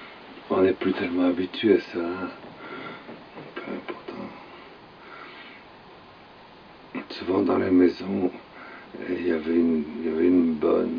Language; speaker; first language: French; native; French